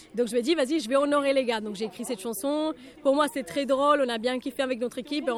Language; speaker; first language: French; non-native, fluent; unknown